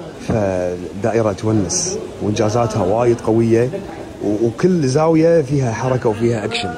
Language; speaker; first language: Arabic; native; Arabic